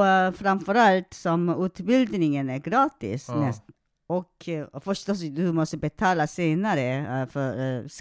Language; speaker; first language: Swedish; non-native, fluent; Korean